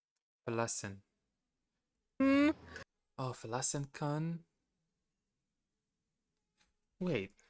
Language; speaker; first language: German; non-native, learner; Portuguese